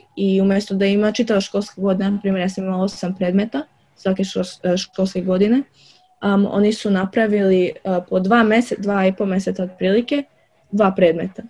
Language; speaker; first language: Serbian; early bilingual, other home language; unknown